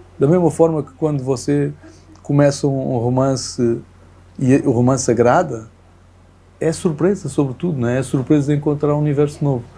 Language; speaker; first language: Portuguese; native; Portuguese